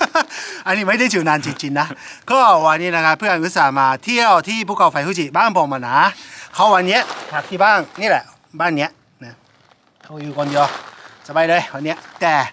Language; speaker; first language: Thai; non-native, fluent; Japanese